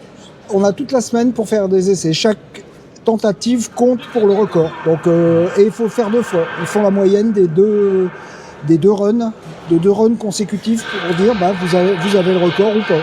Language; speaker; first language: French; native; French